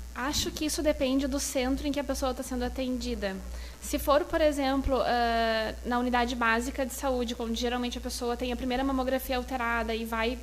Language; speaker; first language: Portuguese; native; Portuguese